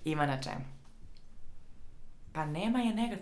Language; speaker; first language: Bosnian; native; Bosnian